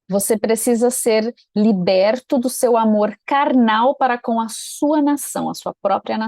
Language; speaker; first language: Portuguese; native; Portuguese